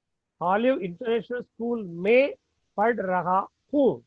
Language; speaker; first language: Hindi; non-native, learner; Tamil